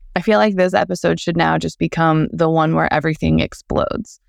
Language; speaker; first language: English; native; English